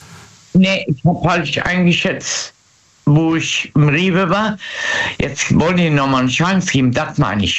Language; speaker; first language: German; native; German